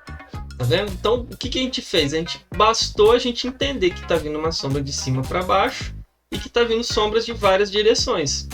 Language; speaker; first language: Portuguese; native; Portuguese